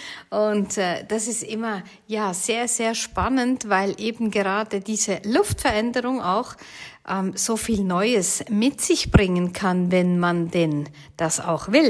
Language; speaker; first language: German; native; German